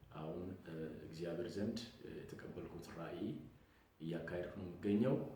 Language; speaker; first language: Amharic; non-native, local second language; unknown